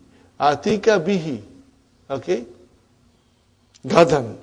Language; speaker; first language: Arabic; non-native, fluent; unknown